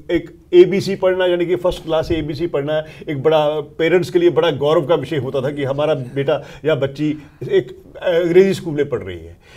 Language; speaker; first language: Hindi; native; Hindi